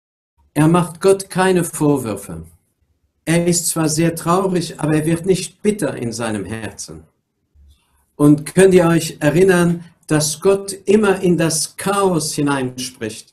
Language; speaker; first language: German; non-native, local second language; Luxembourgish